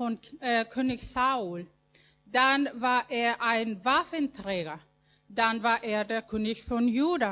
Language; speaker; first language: German; non-native, fluent; Spanish